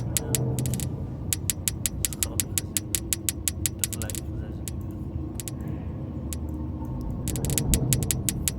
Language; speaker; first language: Dutch; non-native, local second language; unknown